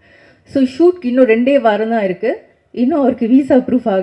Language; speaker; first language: Tamil; native; Tamil